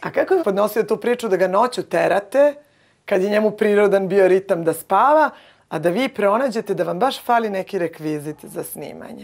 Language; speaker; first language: Serbian; native; Serbian